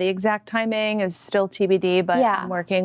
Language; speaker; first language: English; native; English